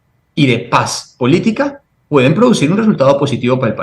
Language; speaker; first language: Spanish; native; Spanish